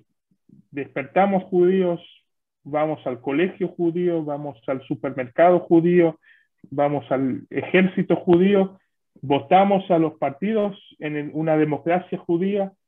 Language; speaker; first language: Spanish; non-native, fluent; Hebrew